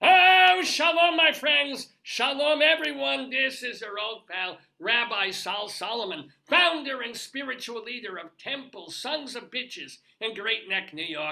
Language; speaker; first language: English; native; English